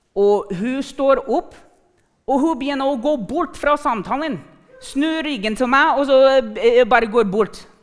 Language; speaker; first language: Norwegian; non-native, fluent; English